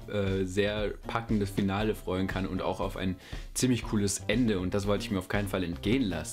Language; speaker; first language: German; native; German